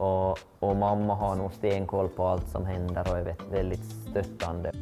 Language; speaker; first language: Swedish; native; Swedish